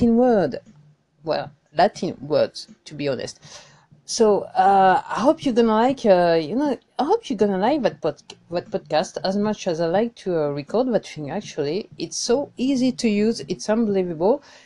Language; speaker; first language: English; non-native, fluent; French